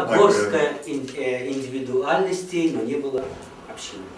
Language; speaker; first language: Russian; native; Russian